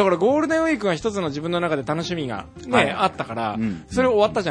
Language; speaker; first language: Japanese; native; Japanese